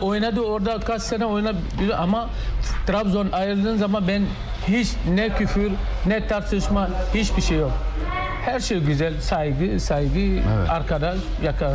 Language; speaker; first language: Turkish; non-native, learner; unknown